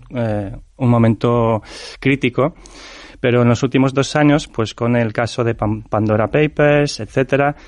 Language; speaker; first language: Spanish; non-native, fluent; Ukrainian